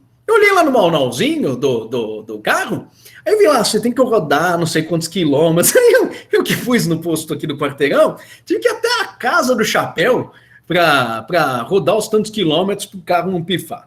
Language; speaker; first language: Portuguese; native; Portuguese